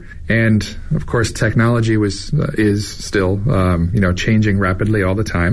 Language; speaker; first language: English; native; English